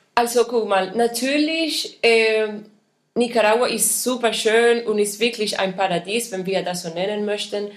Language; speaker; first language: German; non-native, fluent; Spanish